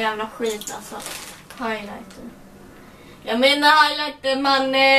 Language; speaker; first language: Swedish; native; Swedish